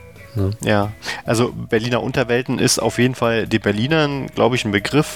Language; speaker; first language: German; native; German